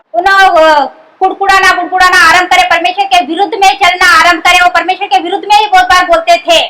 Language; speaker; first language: Hindi; non-native, local second language; Marathi